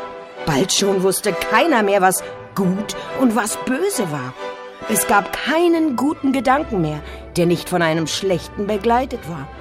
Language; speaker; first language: German; native; German